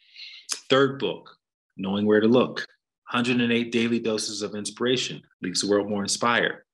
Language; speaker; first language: English; native; English